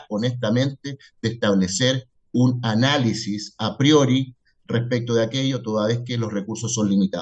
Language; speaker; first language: Spanish; native; Spanish